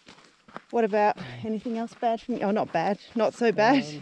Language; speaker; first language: English; native; English